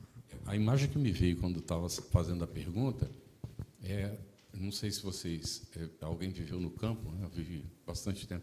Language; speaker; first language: Portuguese; native; Portuguese